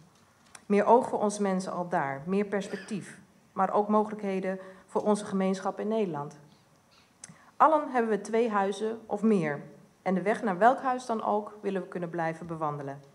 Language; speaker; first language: Dutch; non-native, local second language; Papiamento